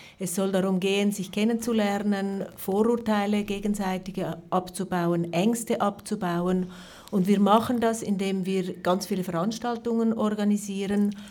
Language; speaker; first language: German; native; German